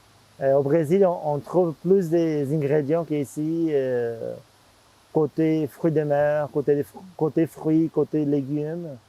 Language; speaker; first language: French; non-native, fluent; Portuguese